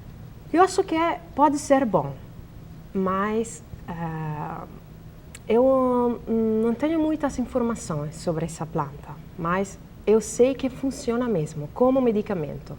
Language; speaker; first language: Portuguese; non-native, learner; Italian